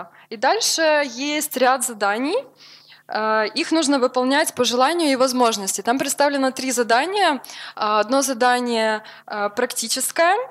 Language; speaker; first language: Russian; native; Russian